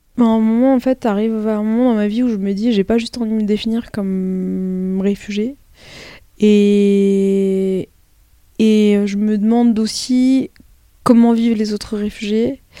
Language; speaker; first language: French; early bilingual, other home language; Arabic